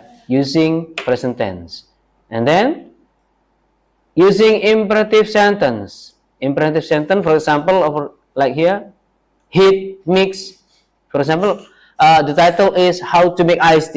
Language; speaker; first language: English; non-native, learner; Indonesian